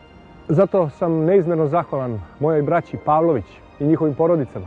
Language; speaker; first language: Serbian; native; Serbian